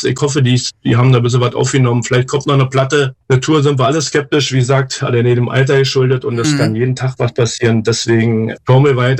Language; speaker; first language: German; native; German